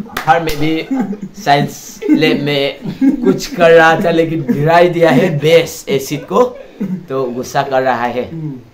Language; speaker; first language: Hindi; non-native, local second language; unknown